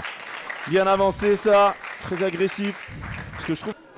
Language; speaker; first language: French; native; French